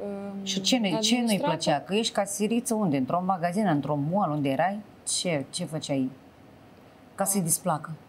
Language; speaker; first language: Romanian; native; Romanian